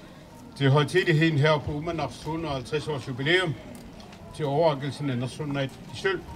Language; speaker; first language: Danish; non-native, local second language; Kalaallisut